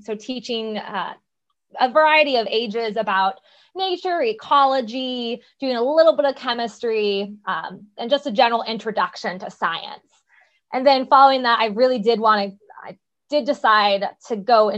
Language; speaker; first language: English; native; English